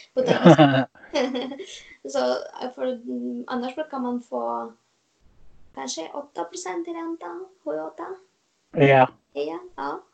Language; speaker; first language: Swedish; non-native, fluent; Romanian